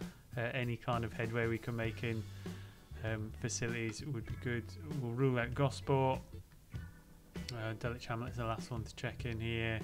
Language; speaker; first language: English; native; English